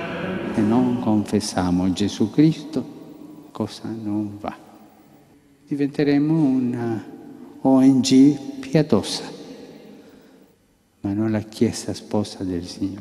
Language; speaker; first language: Italian; non-native, fluent; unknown